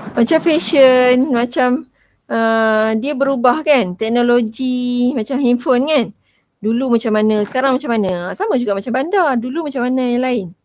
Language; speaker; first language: Malay; native; Malay